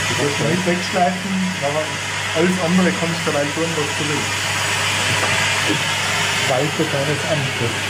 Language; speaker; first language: German; native; German